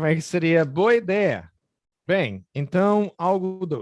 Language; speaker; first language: Portuguese; non-native, fluent; English